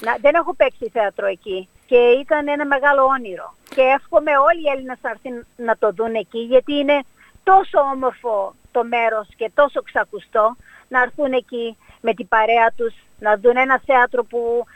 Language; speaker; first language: Greek; early bilingual, heritage; Greek